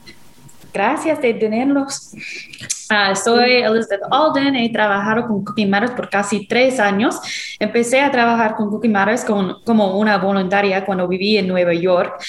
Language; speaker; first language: Spanish; non-native, fluent; English